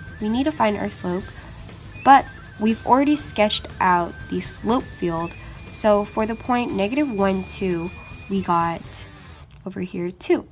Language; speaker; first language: English; native; English